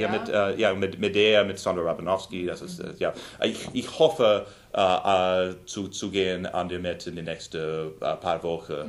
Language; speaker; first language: German; non-native, learner; English